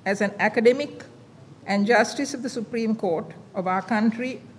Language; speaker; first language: English; non-native, local second language; Sinhala